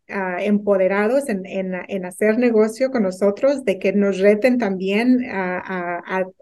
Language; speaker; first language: Spanish; native; Spanish